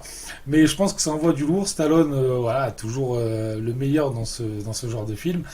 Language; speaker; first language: French; native; French